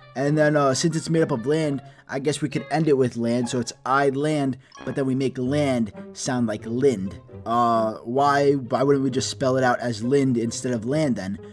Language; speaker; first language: English; early bilingual, other home language; Greek